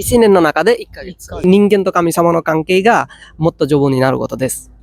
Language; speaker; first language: Japanese; non-native, learner; Bangla